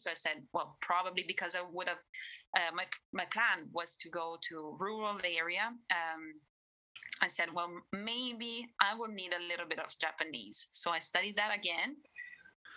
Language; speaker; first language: English; non-native, fluent; Italian